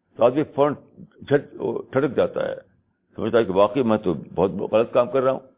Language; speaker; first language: Urdu; native; Urdu